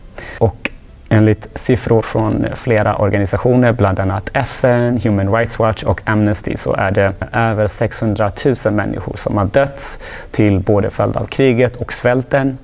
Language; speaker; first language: Swedish; non-native, fluent; Tigrinya